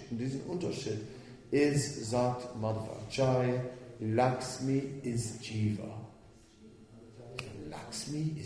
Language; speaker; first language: German; non-native, fluent; Dutch